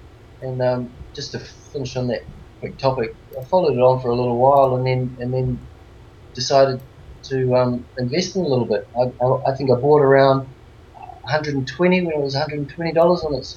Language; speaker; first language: English; native; English